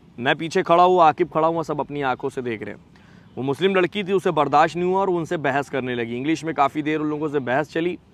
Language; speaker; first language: Hindi; native; Hindi